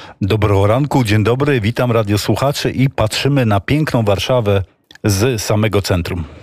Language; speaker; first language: Polish; native; Polish